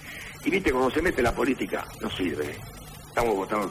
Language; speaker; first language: Spanish; native; Spanish